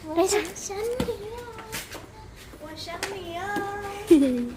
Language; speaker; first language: Chinese; non-native, learner; Hmong